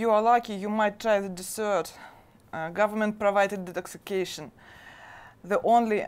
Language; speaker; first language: English; non-native, learner; Russian